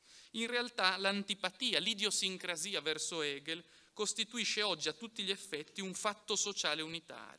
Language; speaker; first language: Italian; native; Italian